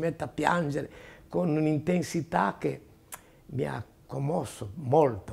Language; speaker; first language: Italian; native; Italian